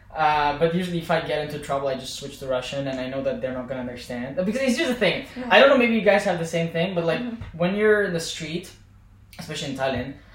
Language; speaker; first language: English; non-native, fluent; Azerbaijani